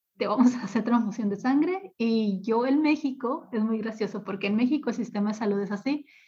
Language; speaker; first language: Spanish; native; Spanish